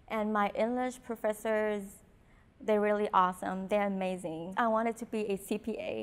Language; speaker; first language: English; non-native, fluent; Vietnamese